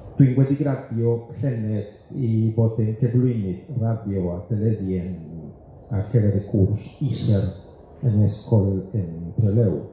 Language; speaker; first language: Welsh; non-native, fluent; Spanish